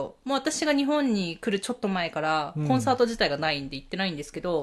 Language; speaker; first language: Japanese; native; Japanese